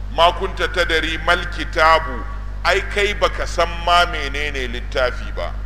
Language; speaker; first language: English; non-native, local second language; Hausa